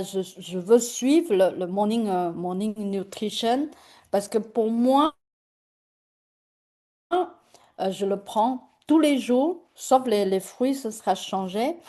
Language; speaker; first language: French; non-native, fluent; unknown